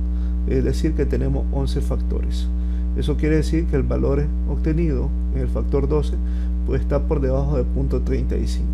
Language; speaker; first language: Spanish; native; Spanish